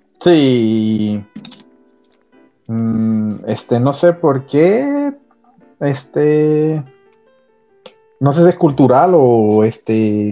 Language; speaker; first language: Spanish; early bilingual, heritage; Spanish